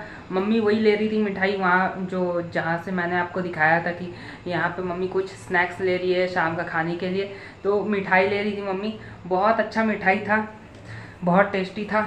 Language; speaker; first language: Hindi; native; Hindi